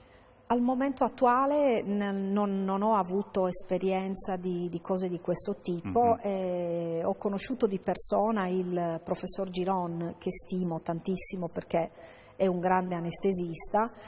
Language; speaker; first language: Italian; native; Italian